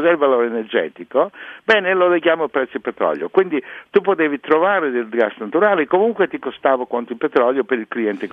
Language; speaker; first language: Italian; non-native, fluent; English